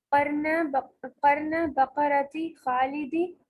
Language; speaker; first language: Arabic; non-native, learner; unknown